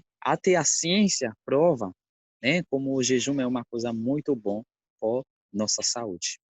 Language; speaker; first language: Portuguese; non-native, fluent; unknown